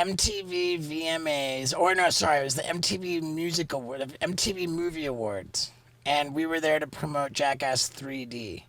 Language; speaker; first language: English; native; English